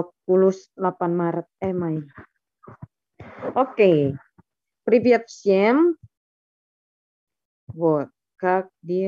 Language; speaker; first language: Russian; non-native, fluent; Indonesian